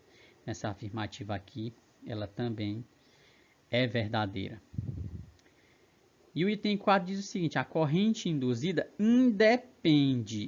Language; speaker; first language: Portuguese; native; Portuguese